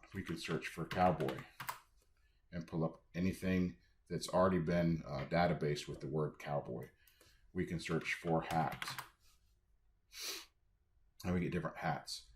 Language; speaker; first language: English; native; English